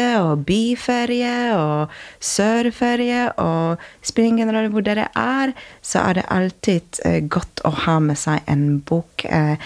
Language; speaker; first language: Norwegian; non-native, fluent; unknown